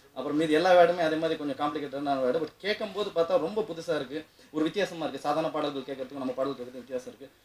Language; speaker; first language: Tamil; native; Tamil